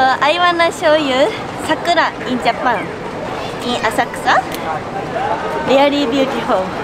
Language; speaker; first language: English; non-native, learner; Japanese